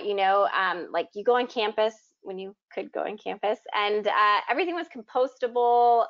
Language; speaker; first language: English; native; English